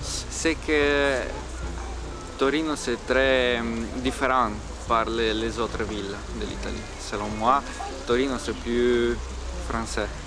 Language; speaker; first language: French; non-native, learner; Italian